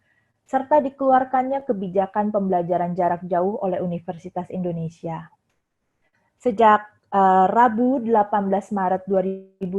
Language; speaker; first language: Indonesian; native; Indonesian